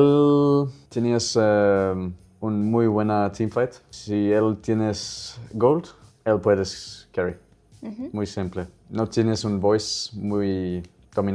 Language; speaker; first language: Spanish; non-native, learner; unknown